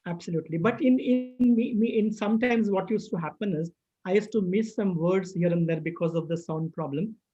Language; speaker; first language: English; non-native, local second language; Marathi